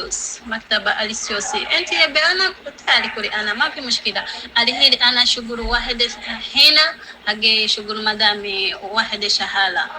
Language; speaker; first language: Arabic; non-native, learner; Rundi